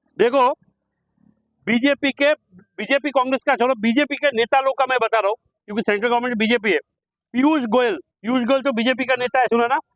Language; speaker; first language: Hindi; non-native, local second language; Bangla